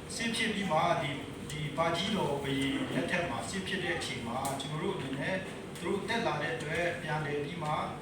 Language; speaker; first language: Burmese; non-native, local second language; Kachin